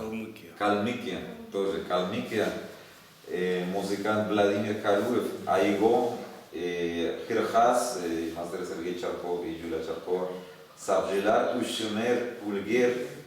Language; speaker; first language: Russian; non-native, learner; Spanish